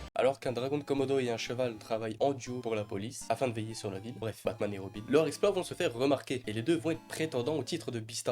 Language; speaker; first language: French; native; French